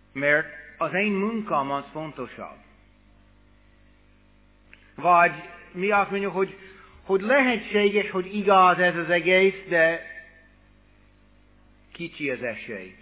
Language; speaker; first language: Hungarian; non-native, fluent; English